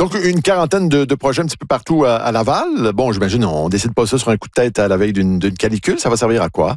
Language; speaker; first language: French; native; French